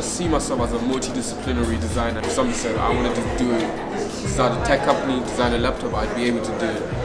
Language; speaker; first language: English; native; English